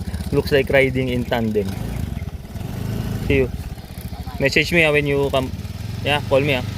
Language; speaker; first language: English; non-native, local second language; Filipino